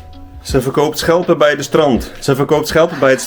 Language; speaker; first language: Dutch; native; Dutch